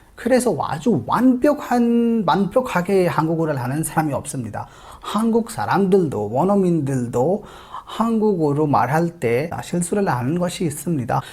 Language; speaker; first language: Korean; non-native, fluent; Hindi